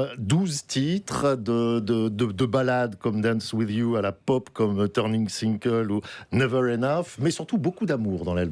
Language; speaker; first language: French; native; French